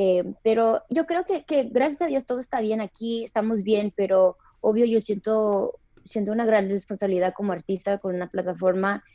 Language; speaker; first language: Spanish; early bilingual, other home language; English